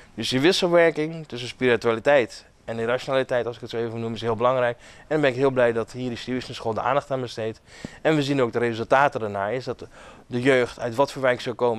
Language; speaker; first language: Dutch; native; Dutch